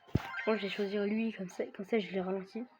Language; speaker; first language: French; native; French